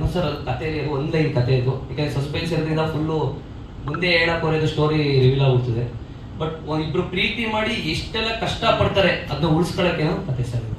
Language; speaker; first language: Kannada; native; Kannada